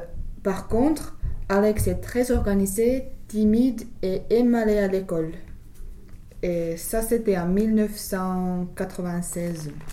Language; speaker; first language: French; non-native, fluent; English